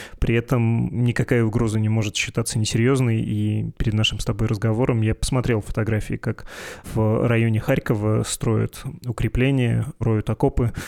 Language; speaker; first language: Russian; native; Russian